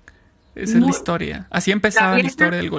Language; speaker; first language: Spanish; native; Spanish